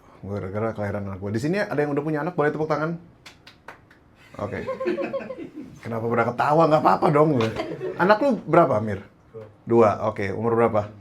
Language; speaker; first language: Indonesian; native; Indonesian